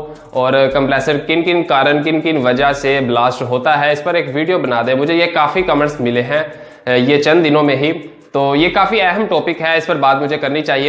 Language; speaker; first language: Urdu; non-native, local second language; Punjabi